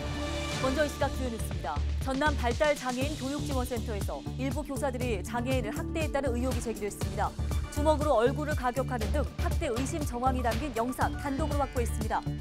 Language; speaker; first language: Korean; native; Korean